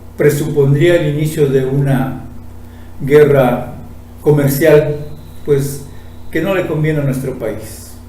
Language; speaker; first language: Spanish; native; Spanish